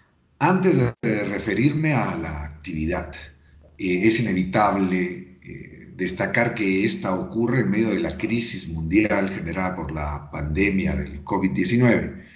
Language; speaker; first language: Spanish; native; Spanish